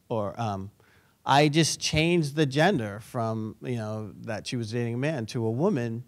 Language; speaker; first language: English; native; English